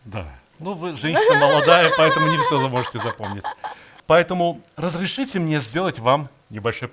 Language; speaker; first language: Russian; native; Russian